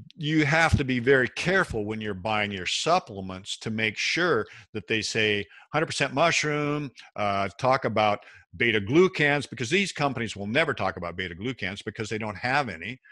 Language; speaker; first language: English; native; English